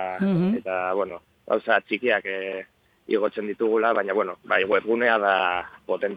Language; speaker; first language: Basque; non-native, local second language; Spanish